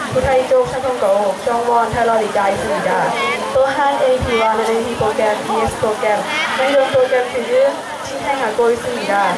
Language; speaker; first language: Korean; non-native, learner; Thai